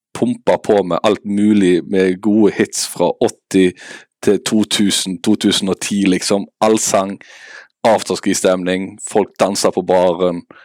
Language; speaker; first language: Norwegian; native; Norwegian